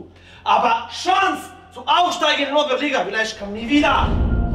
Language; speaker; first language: German; non-native, learner; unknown